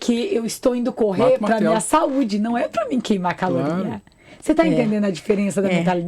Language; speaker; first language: Portuguese; native; Portuguese